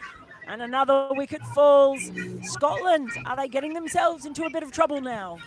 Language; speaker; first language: English; native; English